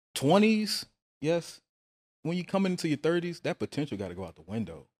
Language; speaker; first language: English; native; English